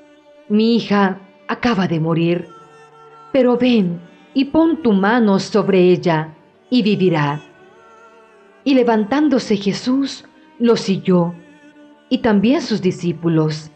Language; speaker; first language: Spanish; native; Spanish